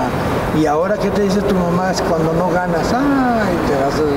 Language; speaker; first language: Spanish; native; Spanish